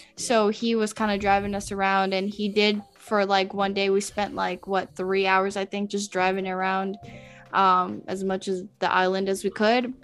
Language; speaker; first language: English; early bilingual, other home language; Spanish